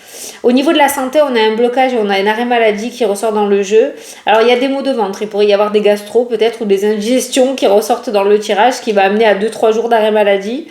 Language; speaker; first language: French; native; French